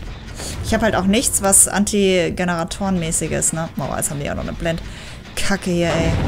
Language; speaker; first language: German; native; German